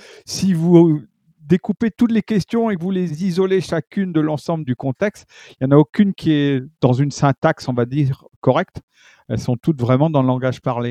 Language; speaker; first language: French; native; French